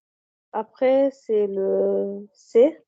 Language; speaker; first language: French; non-native, learner; Arabic